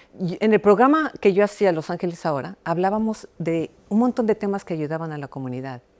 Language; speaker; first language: Spanish; early bilingual, heritage; Spanish